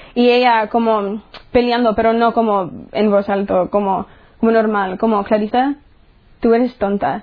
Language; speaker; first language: Spanish; early bilingual, heritage; English